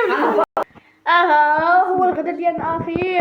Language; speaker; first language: Arabic; native; Arabic